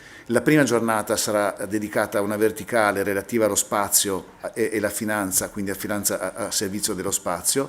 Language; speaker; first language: Italian; native; Italian